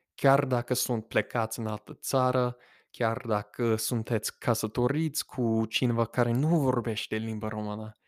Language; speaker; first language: Romanian; non-native, fluent; English